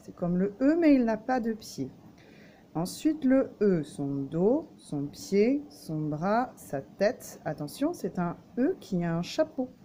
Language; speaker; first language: French; native; French